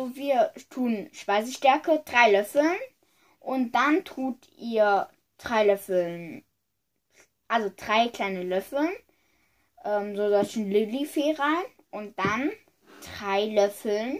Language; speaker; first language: German; early bilingual, other home language; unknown